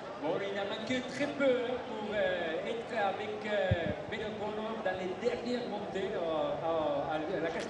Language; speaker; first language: French; non-native, fluent; Spanish